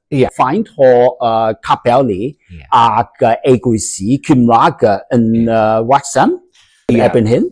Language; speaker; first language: Welsh; non-native, learner; Cantonese